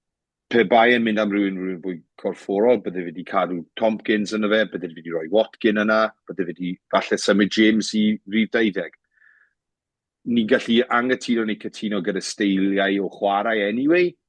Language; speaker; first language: Welsh; native; Welsh